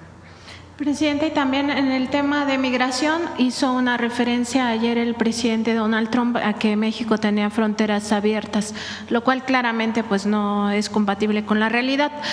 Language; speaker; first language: Spanish; native; Spanish